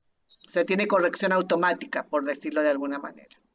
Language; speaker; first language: Spanish; native; Spanish